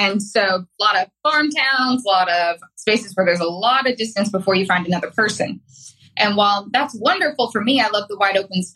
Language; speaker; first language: English; native; English